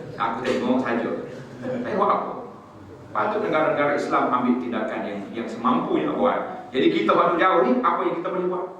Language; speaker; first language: Malay; native; Malay